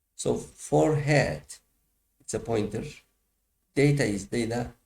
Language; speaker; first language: English; non-native, fluent; Turkish